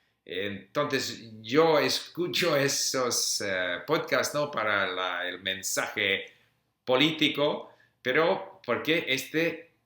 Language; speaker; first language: Spanish; non-native, fluent; English